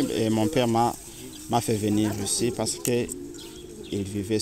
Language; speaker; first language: French; non-native, learner; Rundi